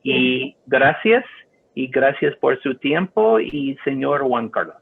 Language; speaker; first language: Spanish; non-native, learner; English